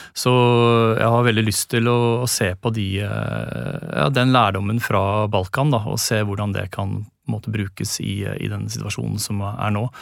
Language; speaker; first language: Norwegian; native; Norwegian